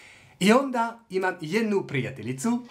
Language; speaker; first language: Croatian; non-native, learner; French